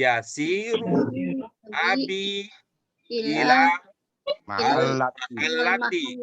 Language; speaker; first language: Arabic; non-native, fluent; Indonesian